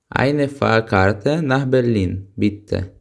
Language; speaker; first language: German; non-native, learner; Ukrainian